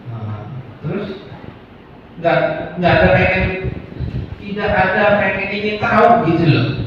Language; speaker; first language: Indonesian; native; Indonesian